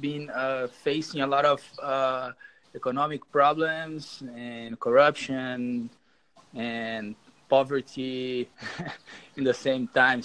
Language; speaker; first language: English; non-native, learner; Portuguese